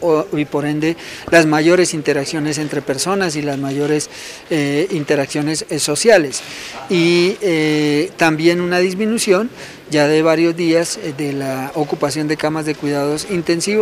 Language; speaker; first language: Spanish; native; Spanish